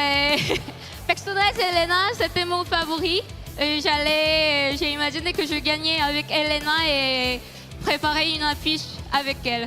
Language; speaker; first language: French; non-native, learner; Korean